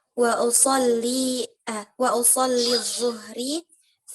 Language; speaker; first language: Arabic; non-native, learner; Indonesian